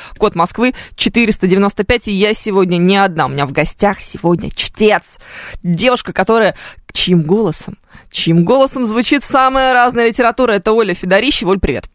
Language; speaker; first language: Russian; native; Russian